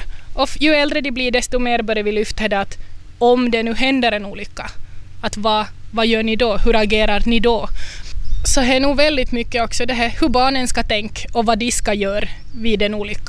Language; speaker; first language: Swedish; native; Swedish